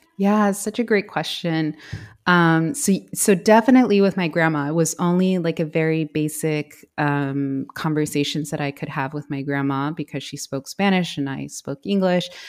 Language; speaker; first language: English; native; English